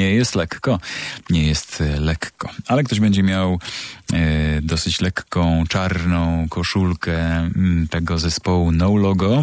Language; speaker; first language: Polish; native; Polish